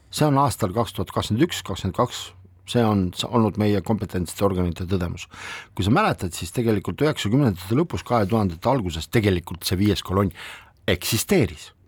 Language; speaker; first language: Estonian; non-native, local second language; Russian